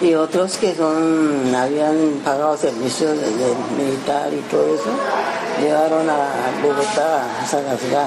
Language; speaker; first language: Spanish; early bilingual, other home language; Japanese